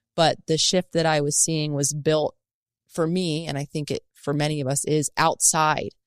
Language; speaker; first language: English; native; English